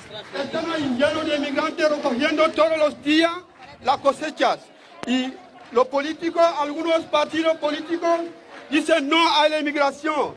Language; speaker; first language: Spanish; non-native, learner; Arabic